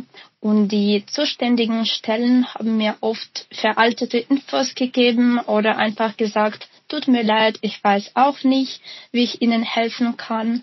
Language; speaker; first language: German; non-native, fluent; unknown